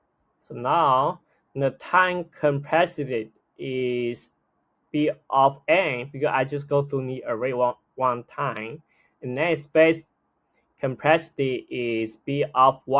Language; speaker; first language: English; non-native, fluent; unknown